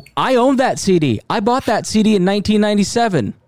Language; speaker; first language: English; early bilingual, other home language; German